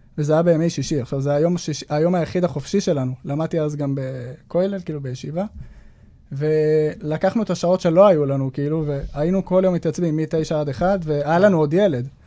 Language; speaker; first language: Hebrew; native; Hebrew